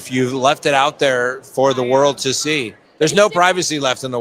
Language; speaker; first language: English; native; English